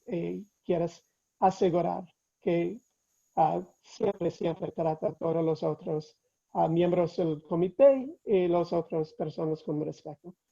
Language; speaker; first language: Spanish; non-native, fluent; English